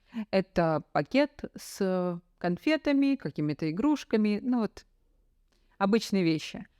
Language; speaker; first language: Russian; native; Russian